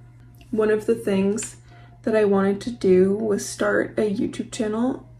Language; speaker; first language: English; native; English